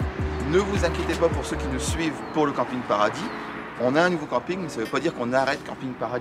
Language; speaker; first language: French; native; French